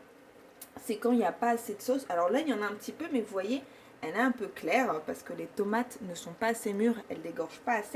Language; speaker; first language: French; native; French